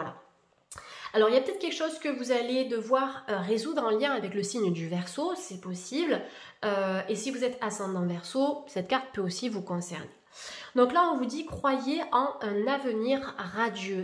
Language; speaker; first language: French; native; French